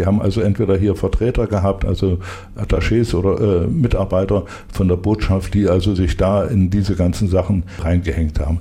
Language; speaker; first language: German; native; German